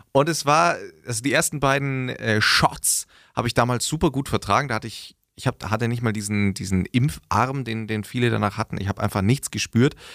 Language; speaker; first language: German; native; German